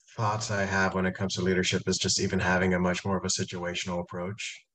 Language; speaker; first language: English; native; English